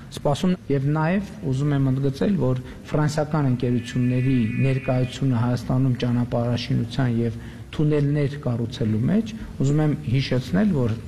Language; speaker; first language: Armenian; native; Armenian